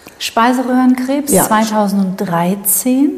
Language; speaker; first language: German; native; German